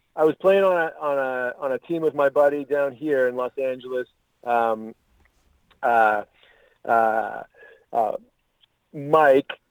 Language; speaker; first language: English; native; English